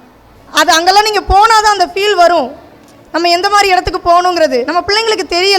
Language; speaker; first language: Tamil; native; Tamil